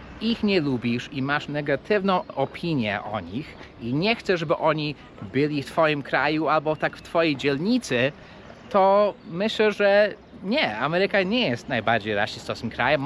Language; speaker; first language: Polish; early bilingual, heritage; English